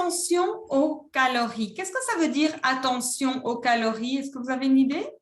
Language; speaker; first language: French; non-native, fluent; Spanish